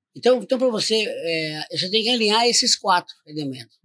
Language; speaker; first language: Portuguese; native; Portuguese